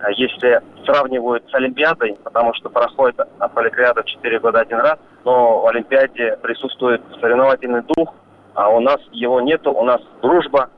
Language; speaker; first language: Russian; non-native, local second language; Bashkir